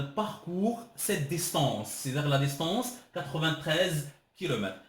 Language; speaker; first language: French; non-native, local second language; Arabic